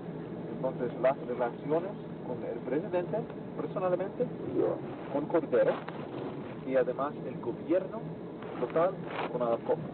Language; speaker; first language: Spanish; non-native, fluent; English